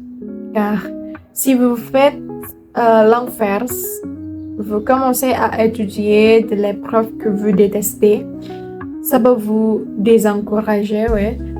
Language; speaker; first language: French; non-native, learner; Indonesian